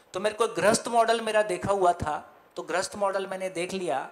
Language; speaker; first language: Hindi; native; Hindi